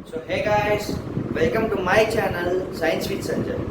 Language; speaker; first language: English; non-native, local second language; Kannada